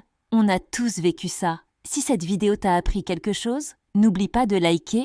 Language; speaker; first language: French; native; French